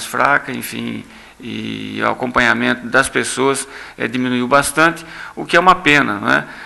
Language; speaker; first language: Portuguese; native; Portuguese